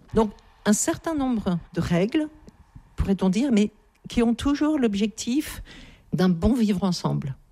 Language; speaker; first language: French; native; French